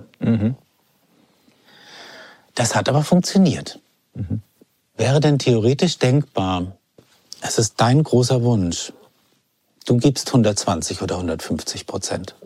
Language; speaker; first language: German; native; German